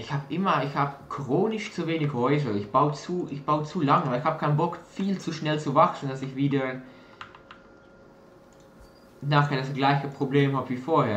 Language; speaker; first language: German; native; German